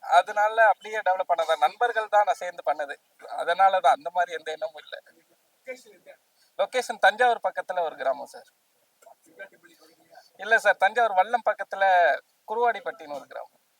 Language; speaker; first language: Tamil; native; Tamil